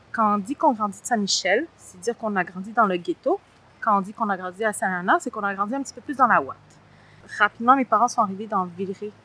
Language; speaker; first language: French; early bilingual, other home language; Spanish